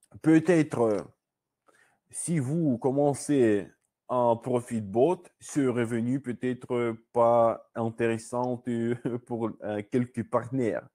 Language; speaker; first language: French; non-native, learner; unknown